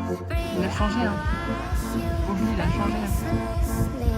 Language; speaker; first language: French; native; French